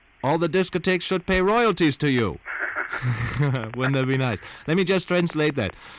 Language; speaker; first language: English; non-native, fluent; German